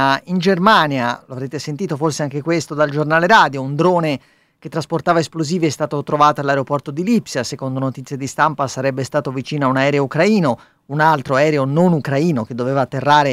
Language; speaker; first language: Italian; native; Italian